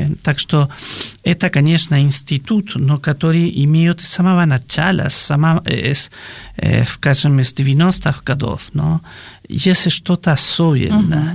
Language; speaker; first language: Russian; non-native, fluent; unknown